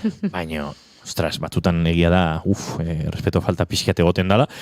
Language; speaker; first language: Basque; native; Basque